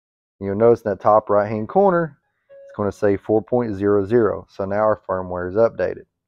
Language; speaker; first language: English; native; English